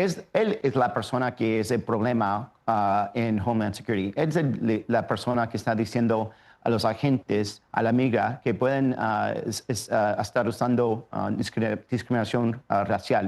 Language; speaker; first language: Spanish; early bilingual, heritage; Spanish